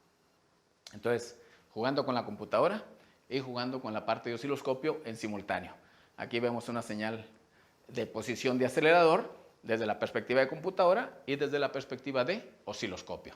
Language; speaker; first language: Spanish; native; Spanish